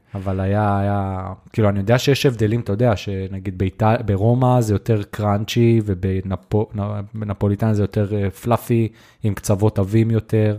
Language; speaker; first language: Hebrew; native; Hebrew